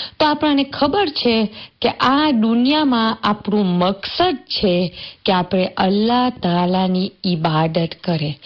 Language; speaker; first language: Gujarati; early bilingual, heritage; Gujarati